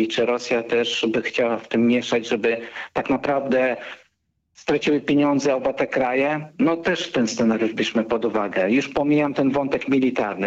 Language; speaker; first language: Polish; native; Polish